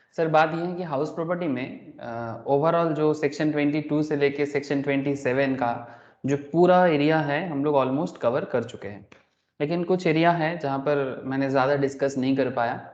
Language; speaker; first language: Hindi; non-native, local second language; Bangla